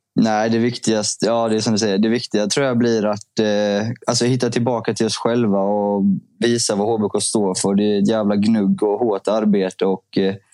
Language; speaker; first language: Swedish; non-native, fluent; Icelandic